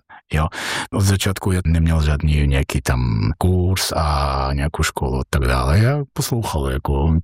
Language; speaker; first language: Czech; non-native, learner; Georgian